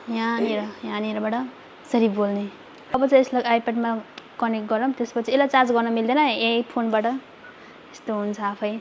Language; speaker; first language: Nepali; native; Nepali